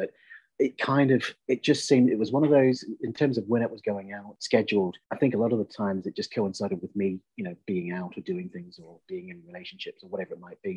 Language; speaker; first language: English; native; English